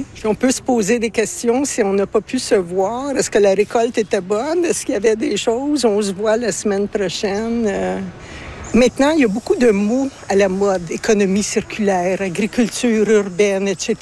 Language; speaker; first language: French; native; French